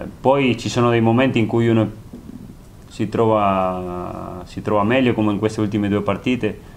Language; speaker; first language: Italian; non-native, fluent; Spanish